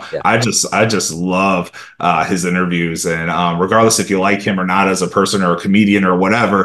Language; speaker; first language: English; early bilingual, other home language; Romanian